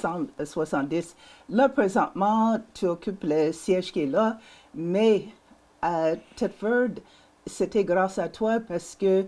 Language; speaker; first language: French; native; French